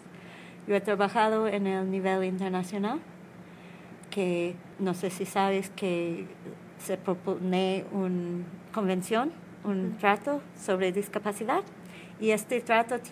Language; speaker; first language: Spanish; non-native, learner; English